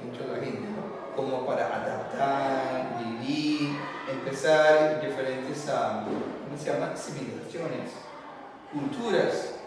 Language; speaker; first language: Spanish; non-native, learner; English